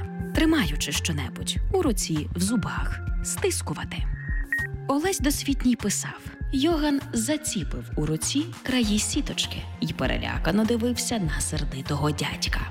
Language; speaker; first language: Ukrainian; native; Ukrainian